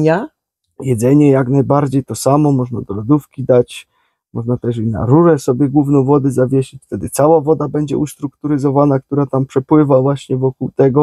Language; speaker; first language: Polish; native; Polish